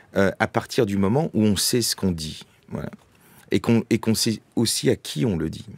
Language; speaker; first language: French; native; French